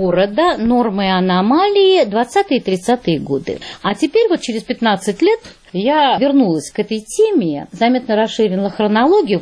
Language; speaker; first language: Russian; native; Russian